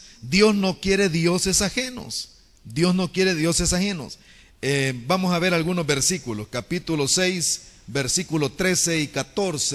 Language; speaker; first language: Spanish; native; Spanish